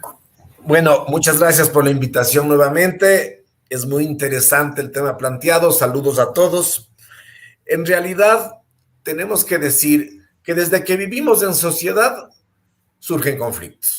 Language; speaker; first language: Spanish; native; Spanish